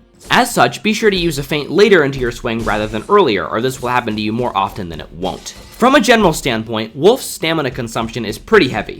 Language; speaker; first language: English; native; English